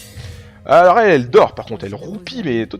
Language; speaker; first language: French; native; French